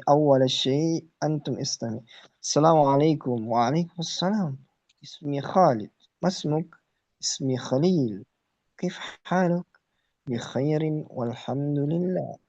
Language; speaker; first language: Arabic; non-native, learner; Indonesian